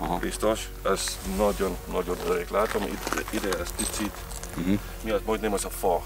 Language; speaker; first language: Hungarian; non-native, learner; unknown